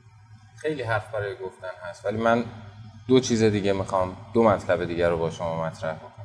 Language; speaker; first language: Persian; native; Persian